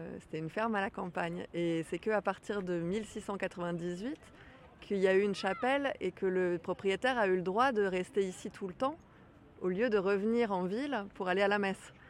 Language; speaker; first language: French; native; French